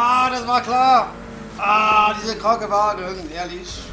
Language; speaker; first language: German; non-native, fluent; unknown